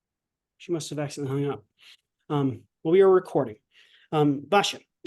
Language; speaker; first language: English; non-native, fluent; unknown